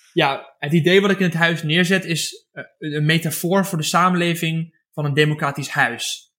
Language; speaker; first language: Dutch; native; Dutch